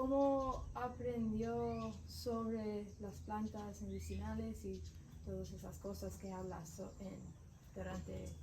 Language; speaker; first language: Spanish; non-native, fluent; English